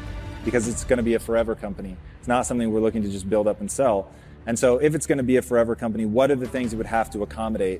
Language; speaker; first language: English; native; English